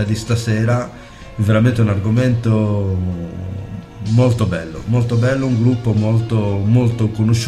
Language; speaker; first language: Italian; native; Italian